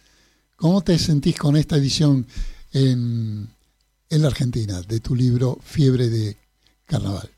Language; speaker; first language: Spanish; native; Spanish